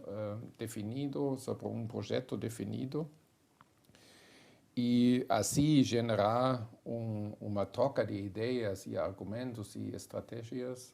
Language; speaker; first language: Portuguese; non-native, fluent; German